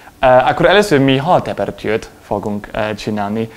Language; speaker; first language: Hungarian; non-native, learner; English